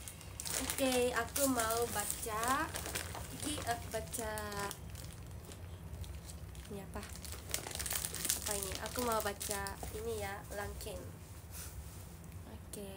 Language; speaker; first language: Indonesian; non-native, learner; Japanese